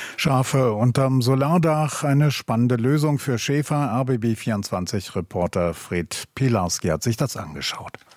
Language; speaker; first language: German; native; German